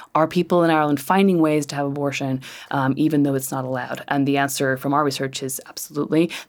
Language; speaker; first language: English; native; English